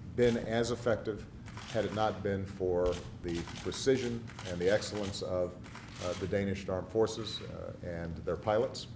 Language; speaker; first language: English; native; English